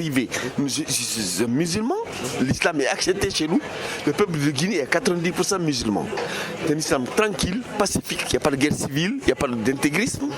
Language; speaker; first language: French; non-native, local second language; Fula